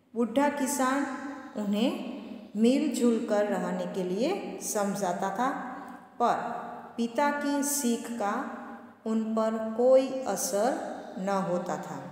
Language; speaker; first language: Hindi; non-native, local second language; Gujarati